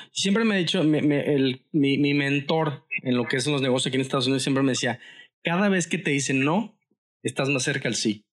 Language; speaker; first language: Spanish; native; Spanish